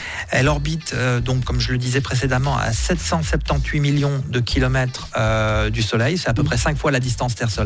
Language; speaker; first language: French; native; French